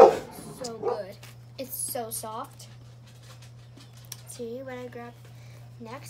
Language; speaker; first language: English; native; English